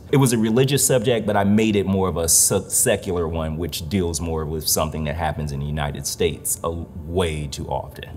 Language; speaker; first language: English; native; English